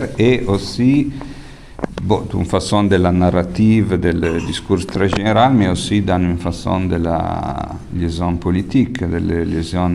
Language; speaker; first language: French; non-native, fluent; Italian